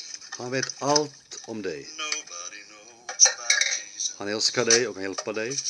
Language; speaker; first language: Swedish; native; Swedish